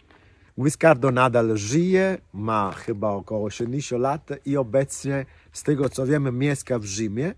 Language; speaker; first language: Polish; non-native, fluent; Italian